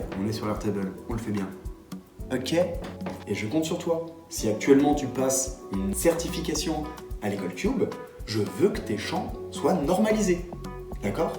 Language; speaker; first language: French; native; French